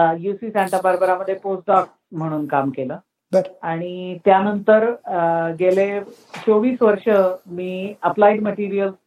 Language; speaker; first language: Marathi; native; Marathi